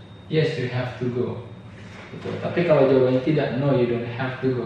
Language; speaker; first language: English; non-native, fluent; Indonesian